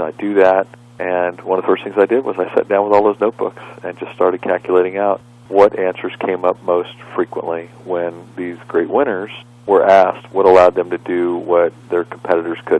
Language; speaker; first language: English; native; English